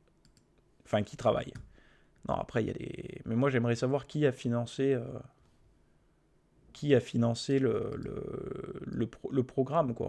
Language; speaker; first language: French; native; French